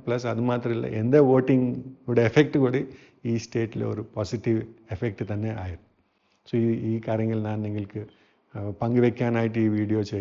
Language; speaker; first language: Malayalam; non-native, fluent; Hindi